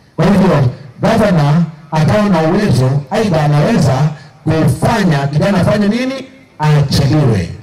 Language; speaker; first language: Swahili; non-native, local second language; Gusii